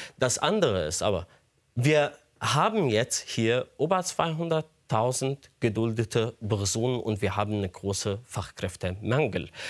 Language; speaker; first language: German; non-native, fluent; Arabic